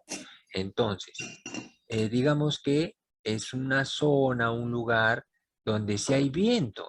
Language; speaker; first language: Spanish; native; Spanish